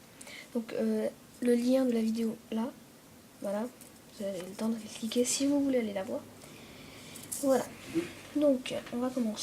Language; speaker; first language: French; native; French